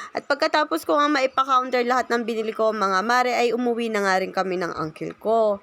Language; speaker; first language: Filipino; native; Filipino